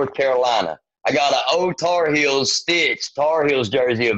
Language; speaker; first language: English; native; English